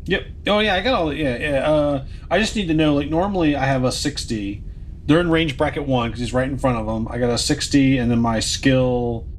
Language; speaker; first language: English; native; English